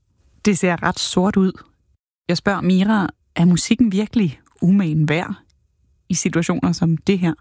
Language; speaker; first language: Danish; native; Danish